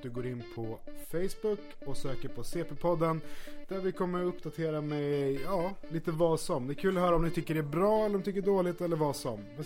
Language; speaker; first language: Swedish; native; Swedish